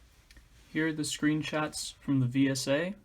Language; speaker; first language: English; native; English